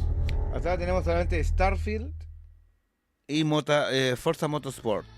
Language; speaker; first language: Spanish; native; Spanish